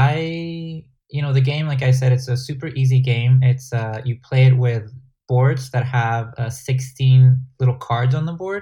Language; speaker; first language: English; non-native, fluent; Spanish